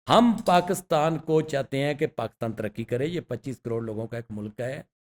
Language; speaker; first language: Urdu; non-native, local second language; Punjabi